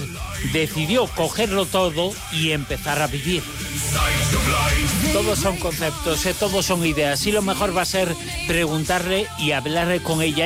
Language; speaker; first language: Spanish; native; Spanish